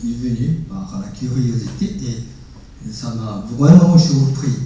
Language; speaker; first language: French; non-native, fluent; Japanese